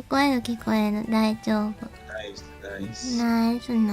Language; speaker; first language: Japanese; native; Japanese